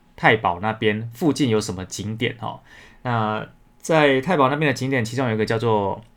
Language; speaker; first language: Chinese; native; Chinese